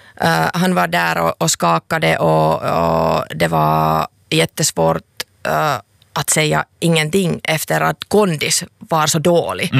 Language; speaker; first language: Swedish; non-native, local second language; Finnish